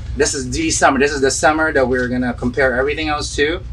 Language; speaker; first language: English; early bilingual, other home language; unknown